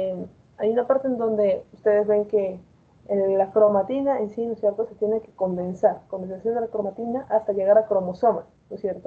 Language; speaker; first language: Spanish; native; Spanish